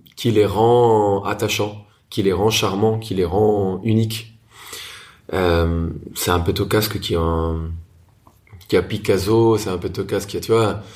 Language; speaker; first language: French; non-native, fluent; Spanish